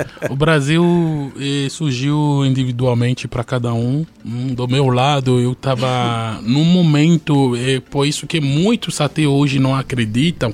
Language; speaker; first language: Portuguese; non-native, fluent; Fon